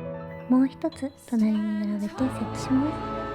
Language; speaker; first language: Japanese; native; Japanese